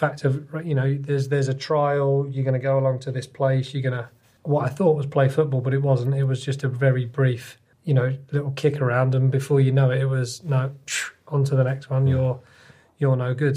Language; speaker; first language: English; native; English